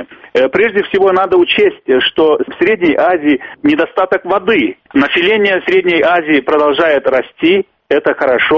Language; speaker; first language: Russian; native; Russian